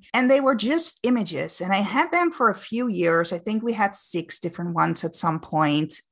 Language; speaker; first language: English; non-native, fluent; Dutch